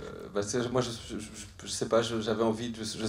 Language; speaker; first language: French; native; French